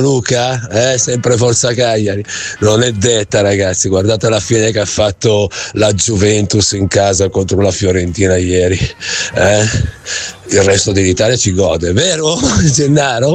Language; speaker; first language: Italian; native; Italian